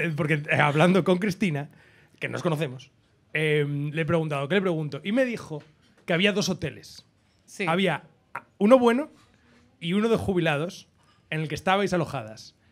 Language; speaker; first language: Spanish; native; Spanish